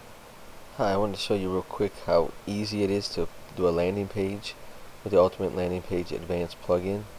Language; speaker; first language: English; native; English